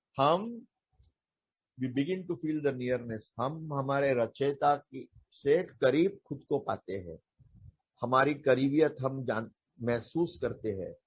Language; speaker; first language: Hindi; non-native, local second language; Marathi